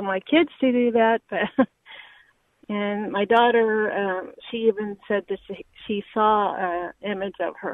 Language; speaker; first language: English; native; English